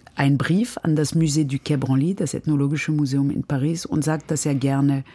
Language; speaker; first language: German; non-native, fluent; French